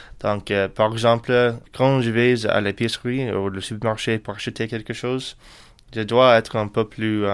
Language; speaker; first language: French; non-native, learner; English